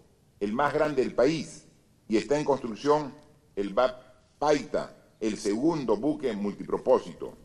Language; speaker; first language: Spanish; native; Spanish